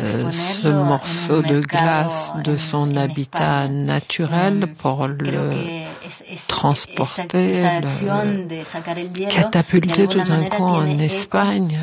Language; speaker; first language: French; non-native, fluent; Spanish